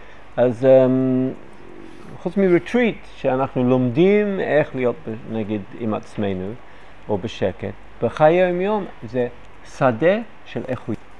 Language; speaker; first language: Hebrew; non-native, fluent; English